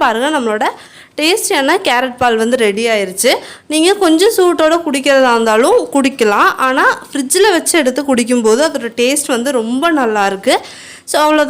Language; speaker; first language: Tamil; native; Tamil